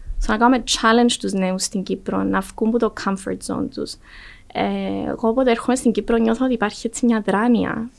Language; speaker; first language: Greek; native; Greek